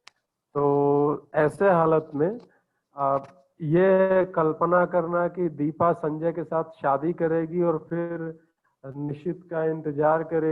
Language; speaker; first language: Hindi; native; Hindi